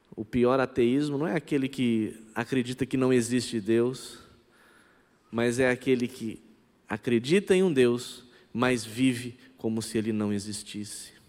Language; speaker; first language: Portuguese; non-native, local second language; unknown